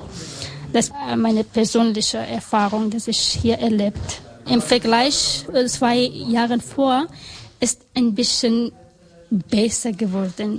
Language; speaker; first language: German; non-native, learner; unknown